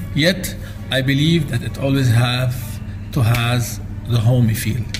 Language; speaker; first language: English; non-native, fluent; Arabic